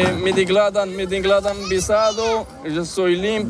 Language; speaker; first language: Spanish; non-native, learner; Arabic